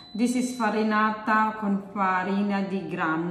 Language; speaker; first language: Italian; non-native, learner; Filipino